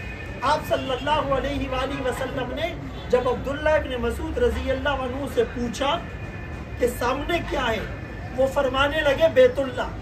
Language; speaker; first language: Urdu; native; Urdu